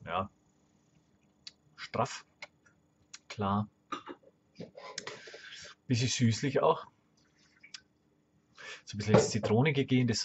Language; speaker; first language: German; native; German